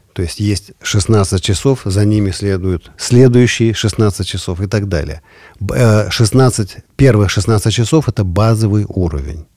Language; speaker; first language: Russian; native; Russian